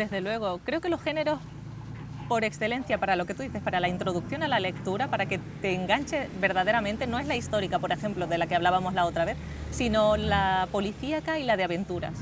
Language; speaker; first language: Spanish; native; Spanish